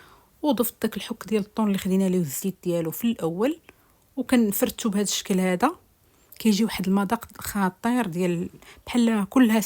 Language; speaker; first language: Arabic; native; Arabic